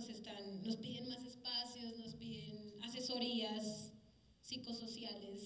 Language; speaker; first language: Spanish; native; Spanish